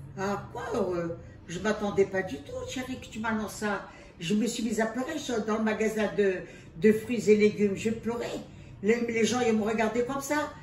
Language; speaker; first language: French; native; French